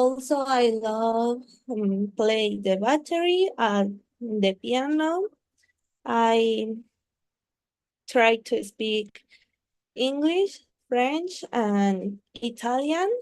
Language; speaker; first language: English; non-native, learner; Spanish